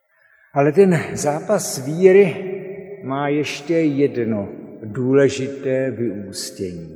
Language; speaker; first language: Czech; native; Czech